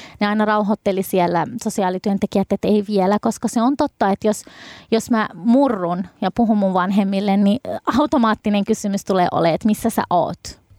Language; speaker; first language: Finnish; early bilingual, other home language; Arabic